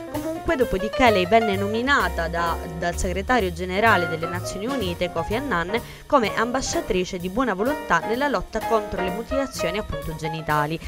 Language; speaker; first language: Italian; native; Italian